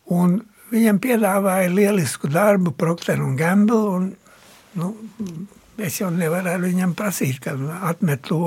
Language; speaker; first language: Latvian; early bilingual, heritage; Latvian